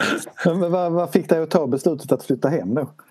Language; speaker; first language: Swedish; native; Swedish